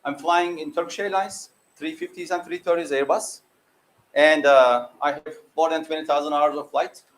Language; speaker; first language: English; non-native, fluent; Turkish